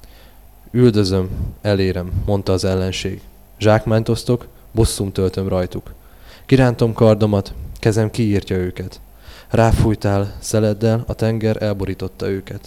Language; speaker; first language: Hungarian; native; Hungarian